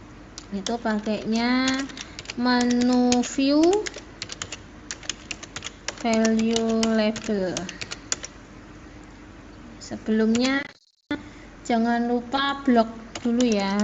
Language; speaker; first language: Indonesian; native; Indonesian